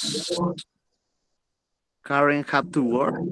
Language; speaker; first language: English; non-native, learner; Spanish